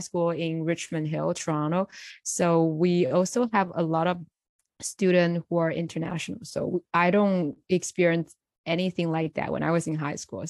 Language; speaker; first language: English; non-native, fluent; Chinese